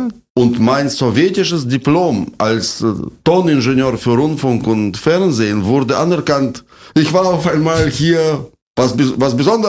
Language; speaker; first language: German; non-native, fluent; Russian